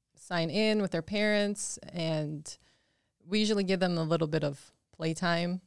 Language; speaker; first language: English; early bilingual, other home language; Spanish